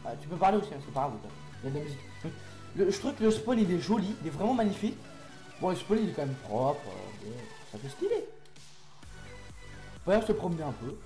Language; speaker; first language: French; native; French